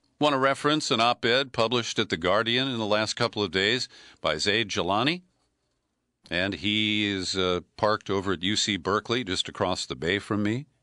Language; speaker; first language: English; native; English